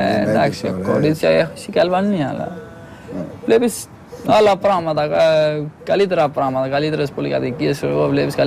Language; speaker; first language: Greek; non-native, fluent; Albanian